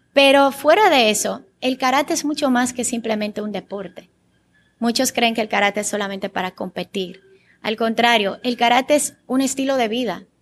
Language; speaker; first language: Spanish; early bilingual, other home language; Bulgarian